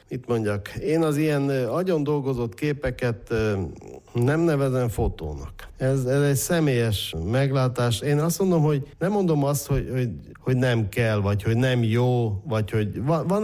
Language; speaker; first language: Hungarian; native; Hungarian